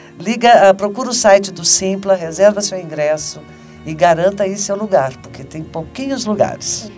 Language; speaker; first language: Portuguese; native; Portuguese